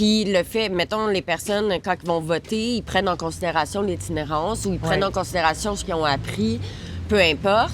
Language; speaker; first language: French; native; French